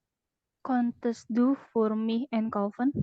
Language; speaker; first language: German; non-native, learner; Indonesian